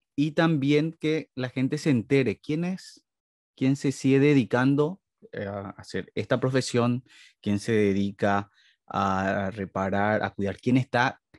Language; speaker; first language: Spanish; native; Spanish